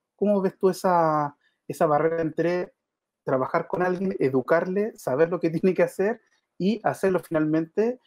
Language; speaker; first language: Spanish; native; Spanish